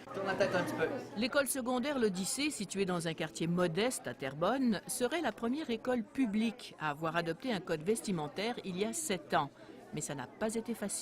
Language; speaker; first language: French; native; French